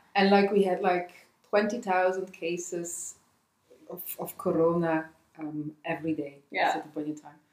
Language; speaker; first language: English; non-native, fluent; Dutch